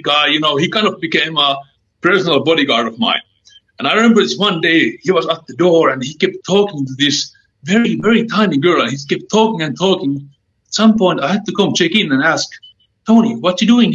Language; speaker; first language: English; non-native, fluent; Finnish